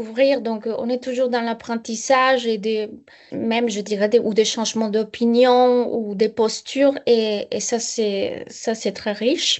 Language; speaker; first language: French; non-native, fluent; Spanish